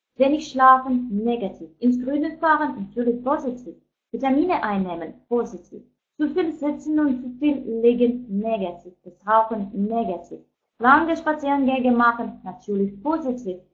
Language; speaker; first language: German; non-native, fluent; Russian